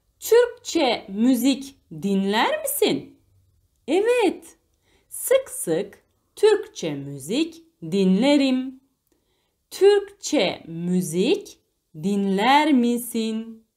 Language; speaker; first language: Turkish; non-native, fluent; Arabic